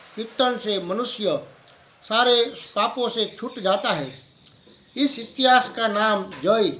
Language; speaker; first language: Hindi; non-native, local second language; Gujarati